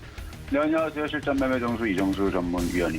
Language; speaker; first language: Korean; native; Korean